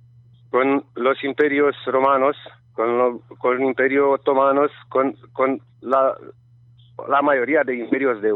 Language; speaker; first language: Spanish; non-native, learner; Romanian